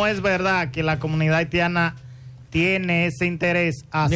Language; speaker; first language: Spanish; native; Spanish